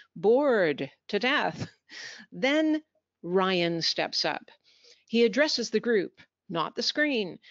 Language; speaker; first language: English; native; English